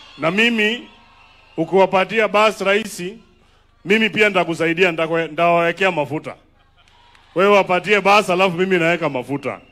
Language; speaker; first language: Swahili; non-native, local second language; Luo (Kenya and Tanzania)